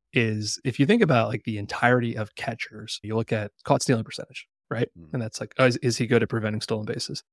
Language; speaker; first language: English; native; English